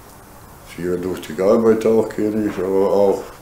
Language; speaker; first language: German; non-native, learner; Bosnian